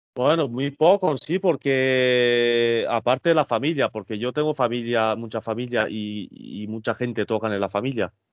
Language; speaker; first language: Spanish; early bilingual, other home language; French